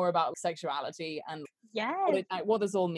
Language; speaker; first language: English; native; English